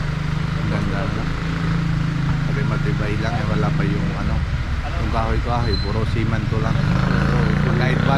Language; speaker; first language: Filipino; non-native, learner; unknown